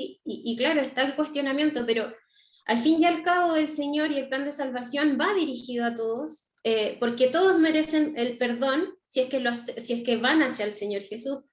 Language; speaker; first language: Spanish; native; Spanish